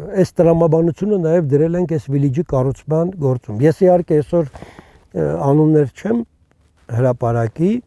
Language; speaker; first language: Armenian; native; Armenian